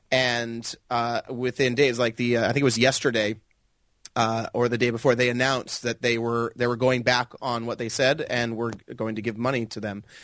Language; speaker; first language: English; native; English